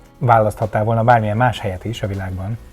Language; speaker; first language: Hungarian; native; Hungarian